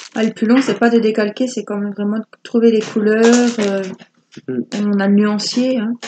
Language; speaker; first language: French; native; French